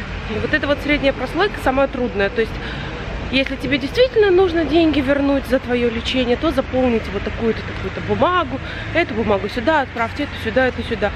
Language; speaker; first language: Russian; native; Russian